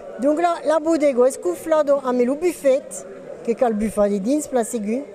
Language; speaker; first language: Occitan; non-native, fluent; French